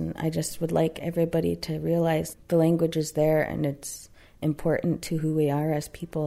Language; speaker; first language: English; native; English